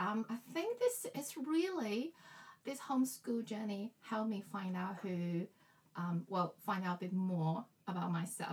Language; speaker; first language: English; non-native, fluent; Chinese